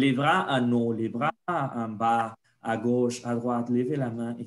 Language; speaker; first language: French; non-native, fluent; Spanish